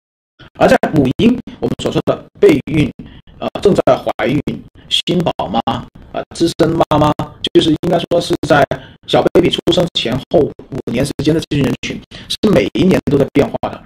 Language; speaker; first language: Chinese; native; Chinese